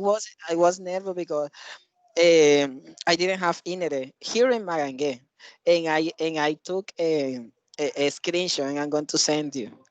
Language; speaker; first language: English; non-native, learner; Spanish